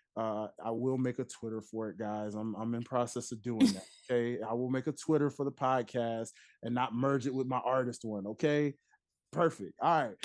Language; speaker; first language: English; native; English